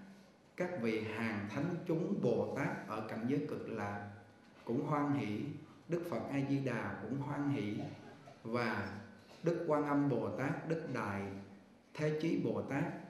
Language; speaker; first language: Vietnamese; native; Vietnamese